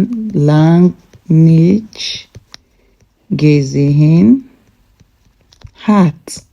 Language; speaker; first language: German; non-native, fluent; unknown